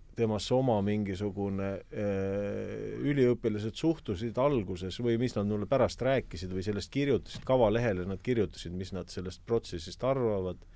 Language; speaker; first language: Estonian; native; Estonian